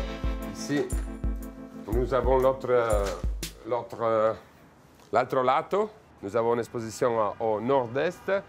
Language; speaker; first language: French; non-native, fluent; Italian